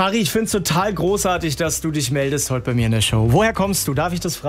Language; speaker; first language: German; native; German